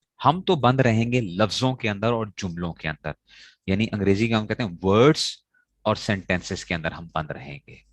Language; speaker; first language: Urdu; non-native, local second language; Pashto